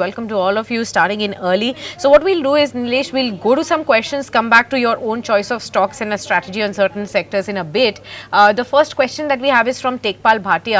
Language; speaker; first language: English; non-native, local second language; Hindi